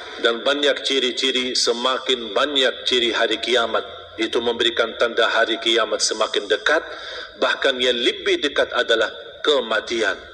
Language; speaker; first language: Malay; non-native, fluent; Arabic